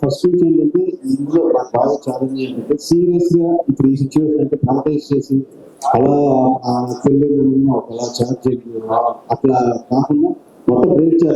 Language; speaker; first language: Telugu; native; Telugu